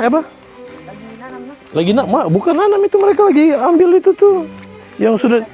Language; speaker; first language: Indonesian; native; Indonesian